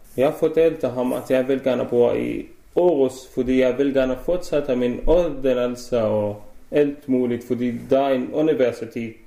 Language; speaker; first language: Danish; non-native, learner; Arabic